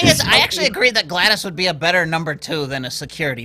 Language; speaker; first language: English; native; English